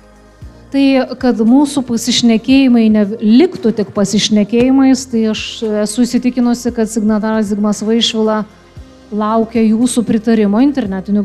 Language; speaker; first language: Lithuanian; native; Lithuanian